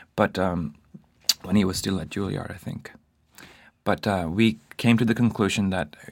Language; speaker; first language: English; non-native, fluent; Swedish